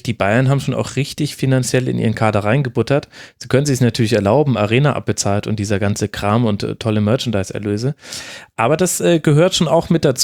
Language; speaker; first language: German; native; German